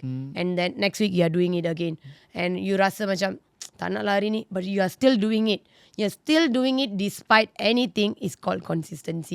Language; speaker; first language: English; non-native, local second language; Tamil